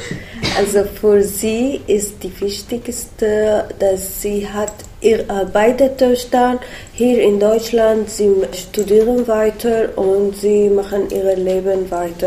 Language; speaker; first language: German; non-native, learner; Arabic